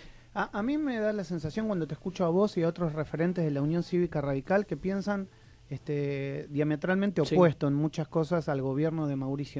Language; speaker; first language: Spanish; native; Spanish